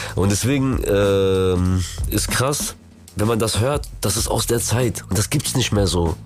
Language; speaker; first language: German; early bilingual, other home language; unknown